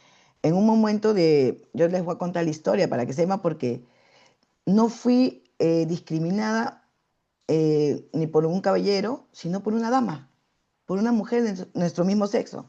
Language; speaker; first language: Spanish; native; Spanish